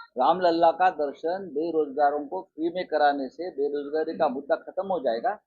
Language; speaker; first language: Hindi; non-native, local second language; Marathi